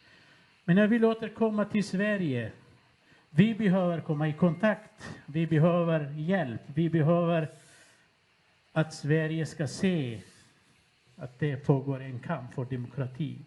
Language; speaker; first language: Swedish; non-native, fluent; Kurdish